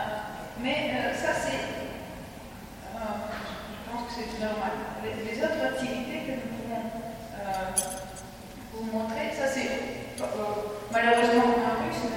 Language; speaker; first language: French; non-native, fluent; Russian